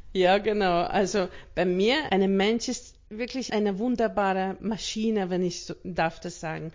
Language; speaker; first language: German; non-native, learner; Hungarian